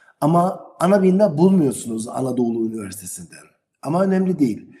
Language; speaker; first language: Turkish; non-native, learner; German